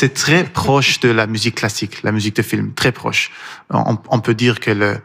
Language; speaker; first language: French; non-native, learner; Persian